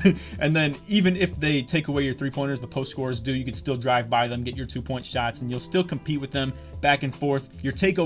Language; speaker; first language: English; native; English